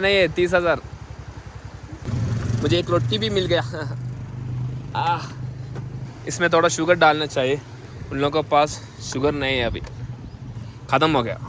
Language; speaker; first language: Hindi; non-native, local second language; Malayalam